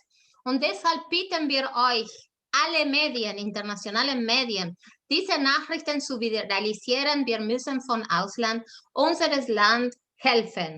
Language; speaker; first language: German; non-native, fluent; Spanish